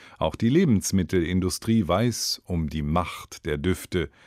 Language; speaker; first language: German; native; German